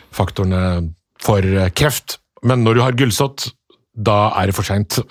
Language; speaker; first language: Norwegian; early bilingual, other home language; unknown